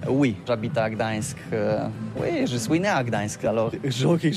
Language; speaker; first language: French; non-native, learner; Polish